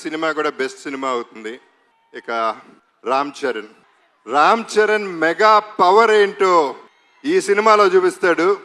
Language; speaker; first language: Telugu; native; Telugu